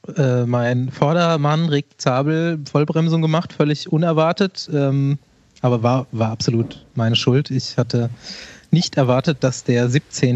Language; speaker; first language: German; native; German